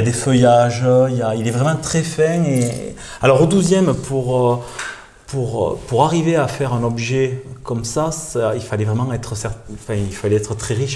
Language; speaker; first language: French; native; French